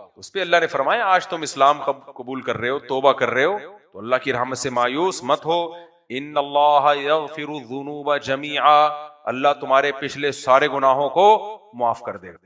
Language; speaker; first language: Urdu; native; Urdu